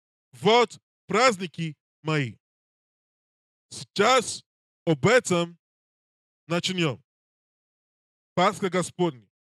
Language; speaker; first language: Russian; non-native, learner; English